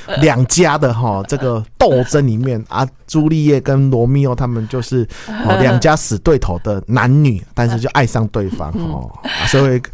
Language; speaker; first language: Chinese; native; Chinese